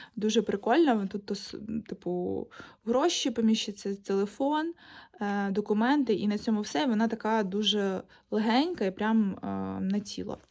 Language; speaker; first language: Ukrainian; native; Ukrainian